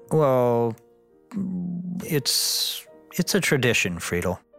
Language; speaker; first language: English; native; English